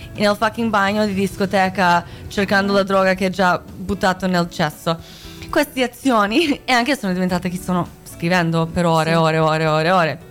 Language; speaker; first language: Italian; non-native, fluent; Croatian